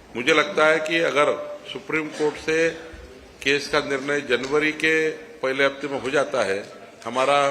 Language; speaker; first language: Hindi; non-native, local second language; Marathi